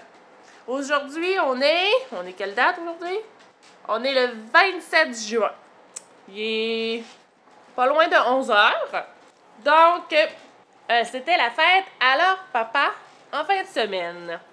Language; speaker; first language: French; native; French